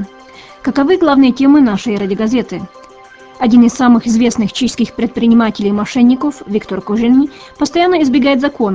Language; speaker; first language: Russian; native; Russian